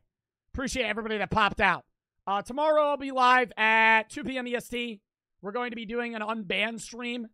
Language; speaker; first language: English; native; English